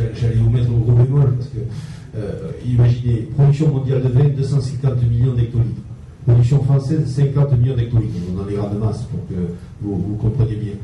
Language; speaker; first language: French; native; French